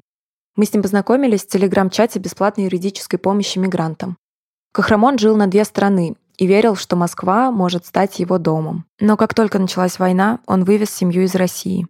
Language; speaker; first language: Russian; native; Russian